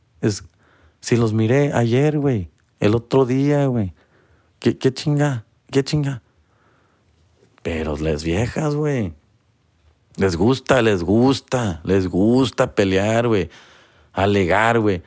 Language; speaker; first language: Spanish; early bilingual, heritage; Spanish